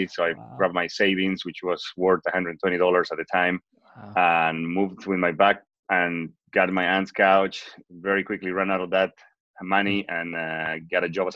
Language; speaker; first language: English; non-native, fluent; Spanish